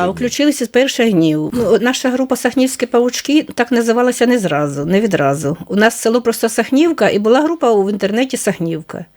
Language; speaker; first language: Ukrainian; native; Ukrainian